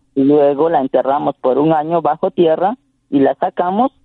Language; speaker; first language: Spanish; non-native, local second language; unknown